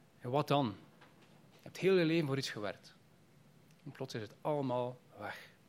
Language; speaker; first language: Dutch; native; Dutch